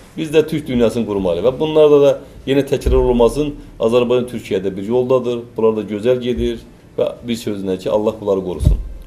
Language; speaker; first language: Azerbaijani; native; Azerbaijani